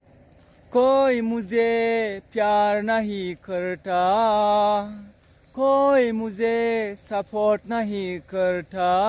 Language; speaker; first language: Hindi; non-native, local second language; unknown